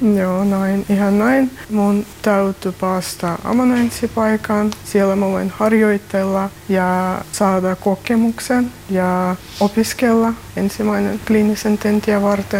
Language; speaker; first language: Finnish; non-native, learner; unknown